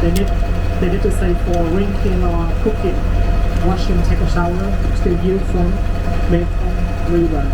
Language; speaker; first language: English; non-native, learner; Vietnamese